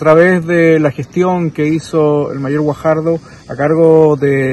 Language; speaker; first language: Spanish; native; Spanish